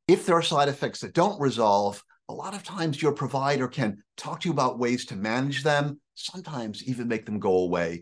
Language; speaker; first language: English; native; English